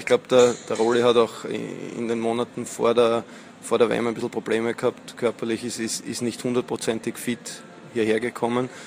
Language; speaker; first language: German; native; German